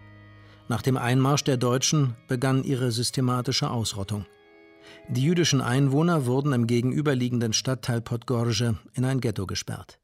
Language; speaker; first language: German; native; German